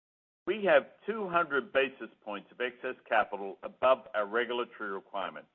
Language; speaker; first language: English; native; English